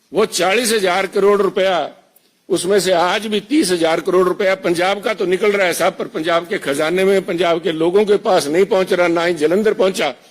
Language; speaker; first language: Urdu; non-native, local second language; Punjabi